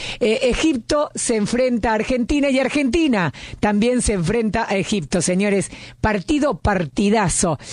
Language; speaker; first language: Spanish; native; Spanish